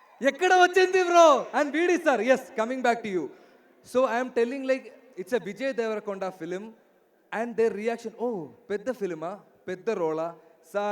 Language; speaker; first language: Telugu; non-native, learner; Malayalam